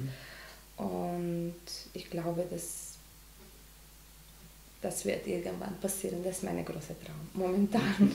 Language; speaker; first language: German; non-native, learner; Macedonian